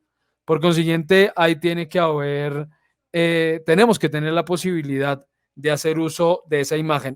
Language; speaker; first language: Spanish; native; Spanish